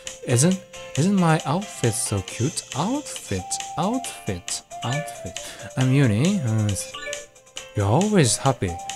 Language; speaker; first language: English; non-native, fluent; Japanese